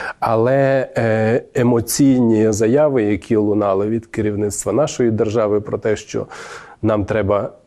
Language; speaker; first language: Ukrainian; native; Ukrainian